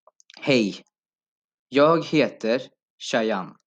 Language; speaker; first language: Swedish; non-native, fluent; Urdu